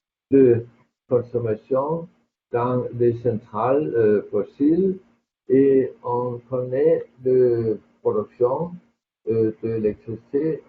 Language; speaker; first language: French; non-native, fluent; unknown